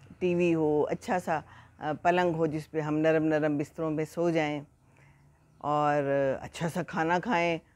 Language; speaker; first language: Urdu; native; Urdu